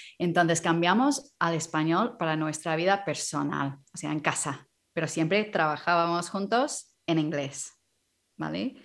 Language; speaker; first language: Spanish; non-native, fluent; English